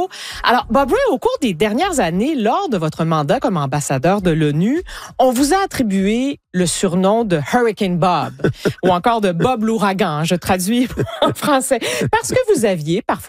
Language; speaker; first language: French; native; French